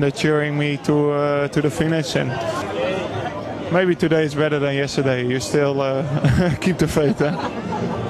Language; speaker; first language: English; non-native, fluent; Dutch